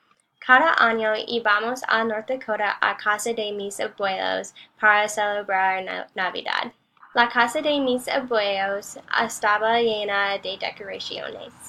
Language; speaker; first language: Spanish; non-native, learner; English